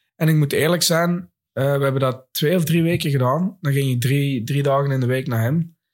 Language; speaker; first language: Dutch; native; Dutch